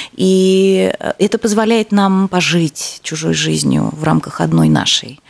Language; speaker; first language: Russian; native; Russian